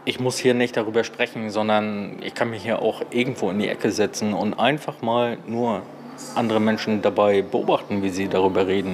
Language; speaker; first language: German; native; German